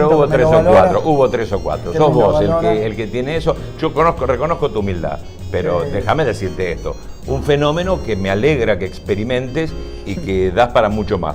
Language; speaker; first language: Spanish; native; Spanish